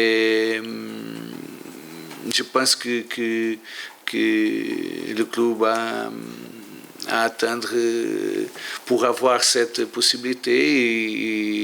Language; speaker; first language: French; non-native, learner; Portuguese